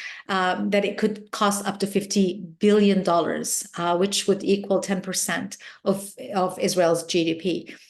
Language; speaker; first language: English; non-native, fluent; Arabic